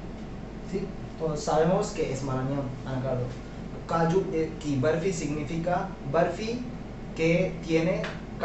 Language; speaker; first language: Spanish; non-native, fluent; Hindi